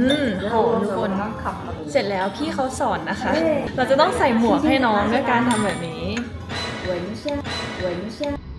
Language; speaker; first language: Thai; native; Thai